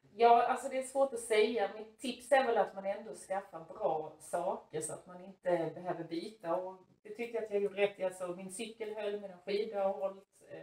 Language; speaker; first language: Swedish; native; Swedish